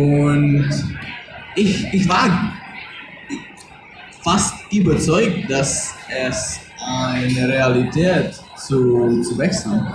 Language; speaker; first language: German; non-native, learner; Czech